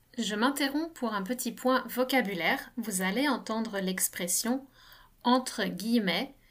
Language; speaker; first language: French; native; French